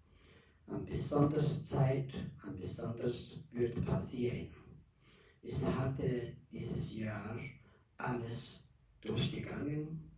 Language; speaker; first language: German; non-native, learner; Tibetan